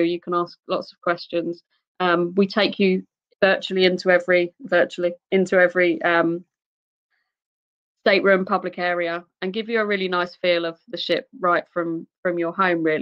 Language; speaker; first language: English; native; English